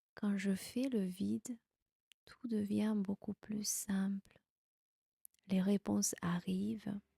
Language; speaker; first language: French; non-native, fluent; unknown